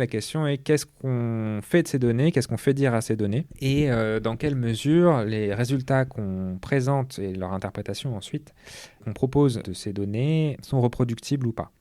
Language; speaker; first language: French; native; French